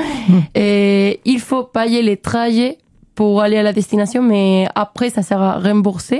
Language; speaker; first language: French; non-native, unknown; Spanish